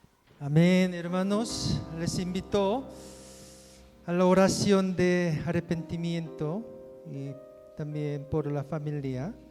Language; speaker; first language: Spanish; non-native, fluent; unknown